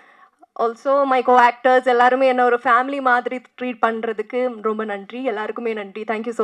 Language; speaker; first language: Tamil; non-native, learner; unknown